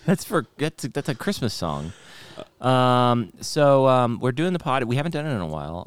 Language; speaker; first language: English; native; English